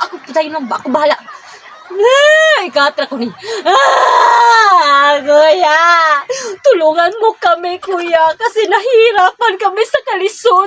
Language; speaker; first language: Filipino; non-native, local second language; Cebuano